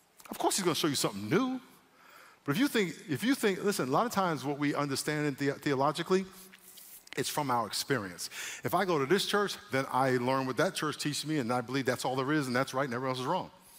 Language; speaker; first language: English; native; English